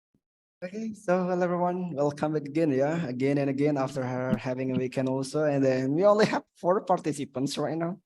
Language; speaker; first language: English; non-native, fluent; Indonesian